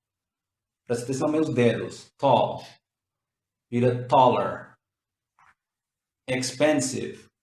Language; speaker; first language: Portuguese; non-native, learner; English